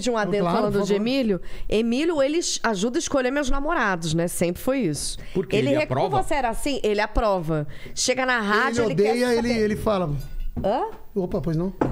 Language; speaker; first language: Portuguese; native; Portuguese